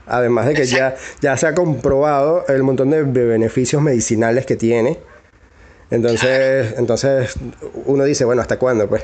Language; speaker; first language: Spanish; native; Spanish